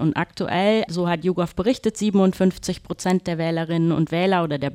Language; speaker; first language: German; native; German